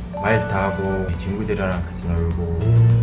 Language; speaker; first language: Korean; non-native, learner; Mongolian